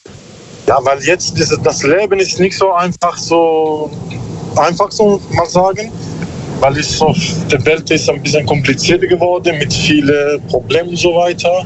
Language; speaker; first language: German; non-native, learner; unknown